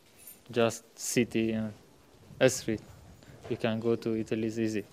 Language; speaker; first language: English; non-native, learner; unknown